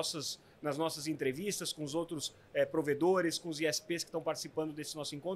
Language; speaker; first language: Portuguese; native; Portuguese